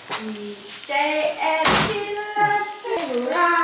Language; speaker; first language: Danish; native; Danish